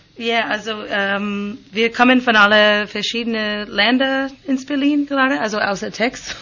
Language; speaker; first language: German; non-native, learner; English